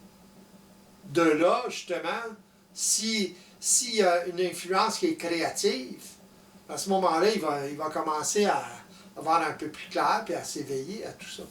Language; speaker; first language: French; native; French